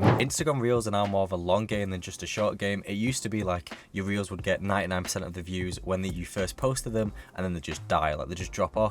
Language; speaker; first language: English; native; English